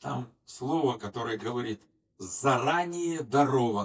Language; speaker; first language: Polish; non-native, learner; Russian